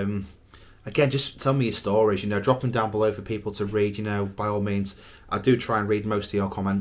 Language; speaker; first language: English; native; English